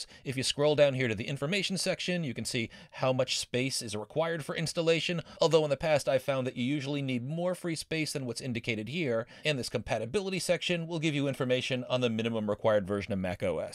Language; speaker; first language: English; native; English